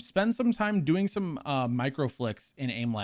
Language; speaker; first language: English; native; English